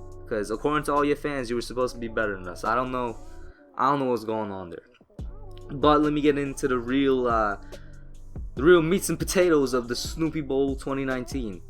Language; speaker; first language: English; native; English